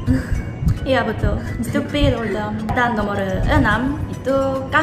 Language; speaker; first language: Indonesian; non-native, fluent; Korean